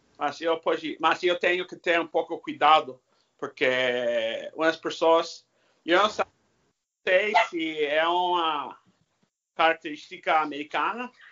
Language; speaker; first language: Portuguese; non-native, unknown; English